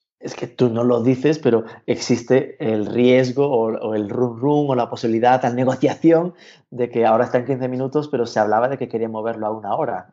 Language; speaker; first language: Spanish; native; Spanish